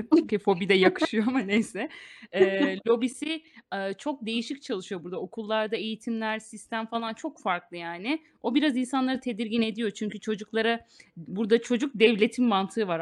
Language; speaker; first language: Turkish; native; Turkish